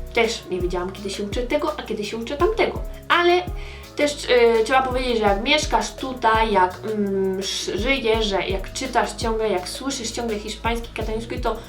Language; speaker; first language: Polish; early bilingual, heritage; Polish